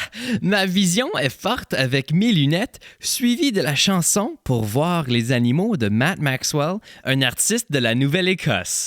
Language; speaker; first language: French; native; French